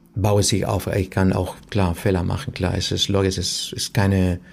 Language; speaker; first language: German; non-native, fluent; Spanish